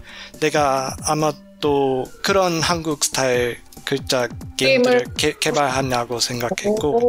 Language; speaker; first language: Korean; non-native, learner; English